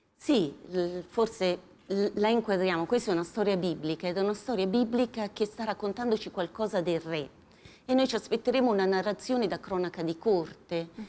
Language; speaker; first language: Italian; native; Italian